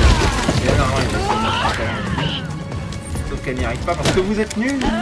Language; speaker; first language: French; native; French